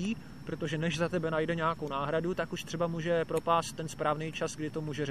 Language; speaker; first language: Czech; native; Czech